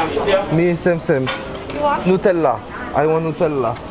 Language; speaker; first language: English; non-native, learner; French